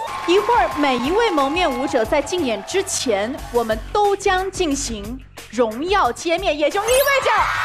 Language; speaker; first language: Chinese; native; Chinese